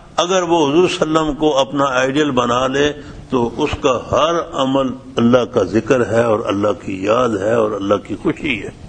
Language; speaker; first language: Urdu; non-native, local second language; Punjabi